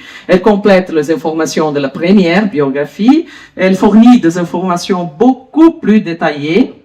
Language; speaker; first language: French; non-native, learner; Portuguese